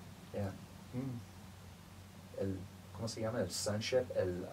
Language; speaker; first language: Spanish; non-native, fluent; English